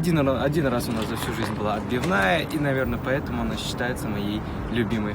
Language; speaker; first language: Russian; native; Russian